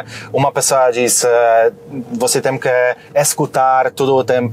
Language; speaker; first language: Portuguese; non-native, fluent; Polish